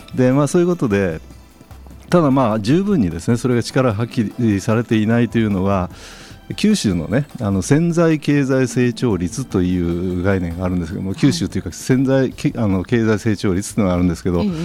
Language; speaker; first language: Japanese; native; Japanese